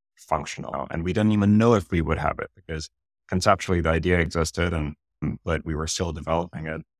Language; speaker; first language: English; non-native, local second language; Urdu